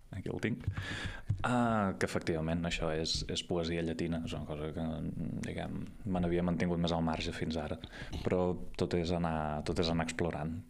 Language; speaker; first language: Catalan; native; Catalan